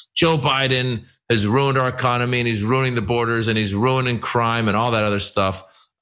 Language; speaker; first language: English; non-native, fluent; Persian